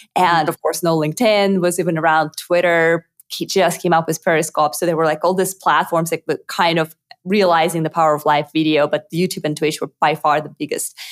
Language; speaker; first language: English; non-native, fluent; Russian